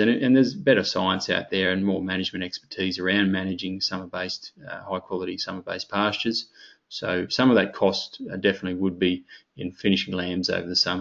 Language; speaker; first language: English; native; English